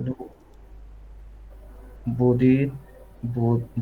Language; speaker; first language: Persian; non-native, learner; Urdu